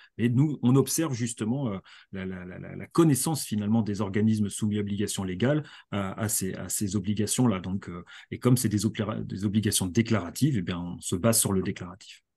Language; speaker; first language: French; native; French